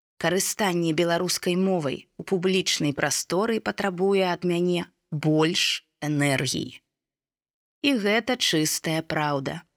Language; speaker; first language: Belarusian; non-native, local second language; Russian